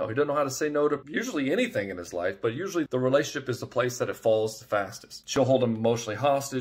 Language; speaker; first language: English; native; English